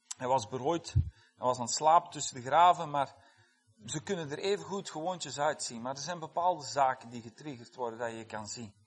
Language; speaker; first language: Dutch; non-native, fluent; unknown